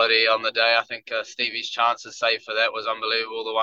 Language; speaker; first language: English; native; English